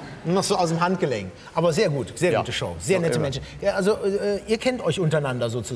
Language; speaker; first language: German; native; German